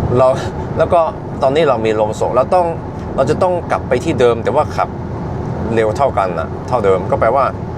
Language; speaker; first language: Thai; early bilingual, heritage; Thai